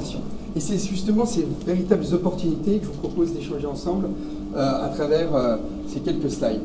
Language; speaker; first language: French; native; French